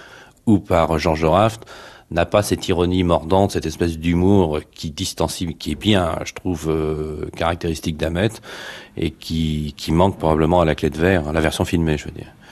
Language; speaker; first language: French; native; French